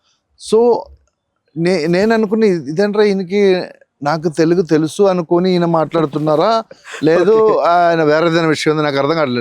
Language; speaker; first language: Telugu; non-native, local second language; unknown